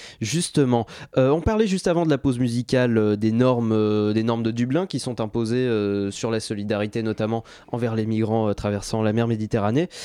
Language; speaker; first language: French; native; French